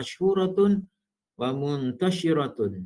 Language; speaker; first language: Arabic; non-native, fluent; Malay